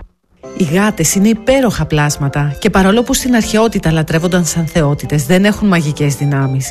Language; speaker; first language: Greek; native; Greek